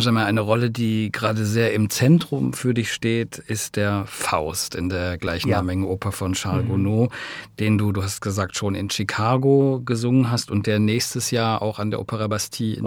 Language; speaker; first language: German; native; German